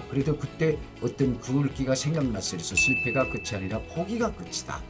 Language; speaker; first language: Korean; native; Korean